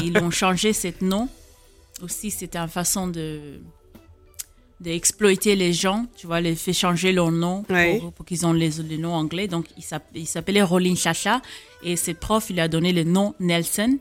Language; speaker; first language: French; non-native, fluent; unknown